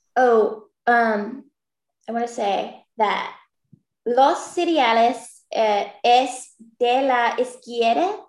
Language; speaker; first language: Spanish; non-native, learner; English